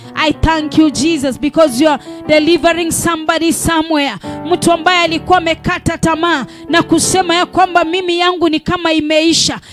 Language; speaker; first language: English; non-native, local second language; Swahili